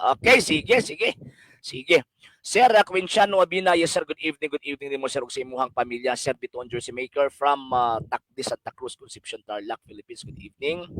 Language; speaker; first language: Cebuano; native; Cebuano